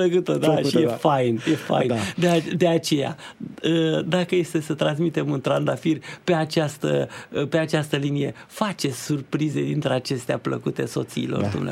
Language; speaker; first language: Romanian; native; Romanian